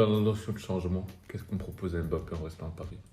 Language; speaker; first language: French; native; French